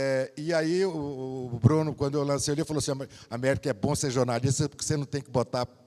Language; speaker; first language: Portuguese; native; Portuguese